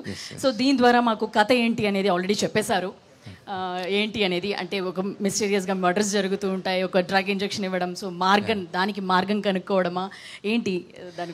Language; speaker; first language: Telugu; native; Telugu